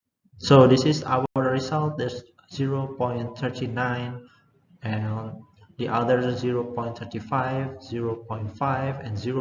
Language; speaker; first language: English; non-native, learner; Indonesian